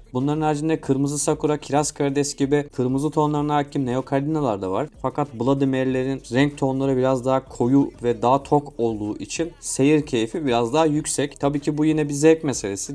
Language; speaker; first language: Turkish; native; Turkish